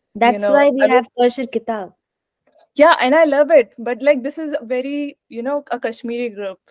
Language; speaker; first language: English; non-native, local second language; Hindi